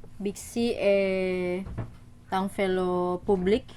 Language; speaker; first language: French; non-native, learner; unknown